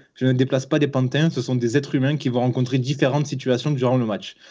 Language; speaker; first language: French; native; French